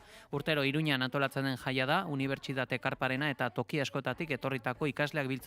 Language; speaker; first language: Basque; native; Basque